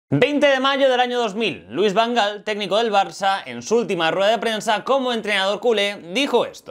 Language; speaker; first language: Spanish; native; Spanish